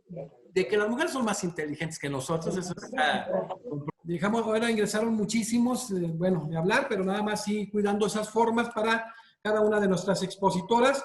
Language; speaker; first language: Spanish; native; Spanish